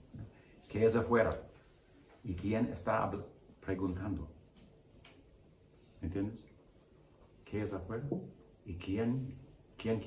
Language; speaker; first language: Spanish; non-native, learner; English